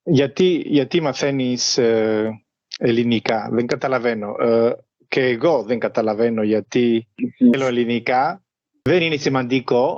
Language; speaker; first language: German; non-native, learner; Spanish